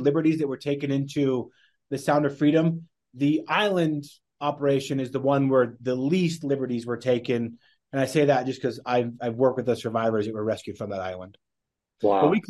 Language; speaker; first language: English; native; English